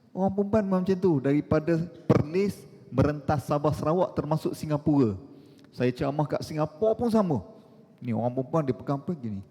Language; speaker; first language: Malay; native; Malay